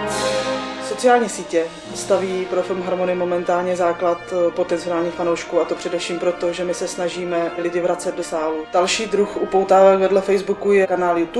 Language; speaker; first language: Czech; native; Czech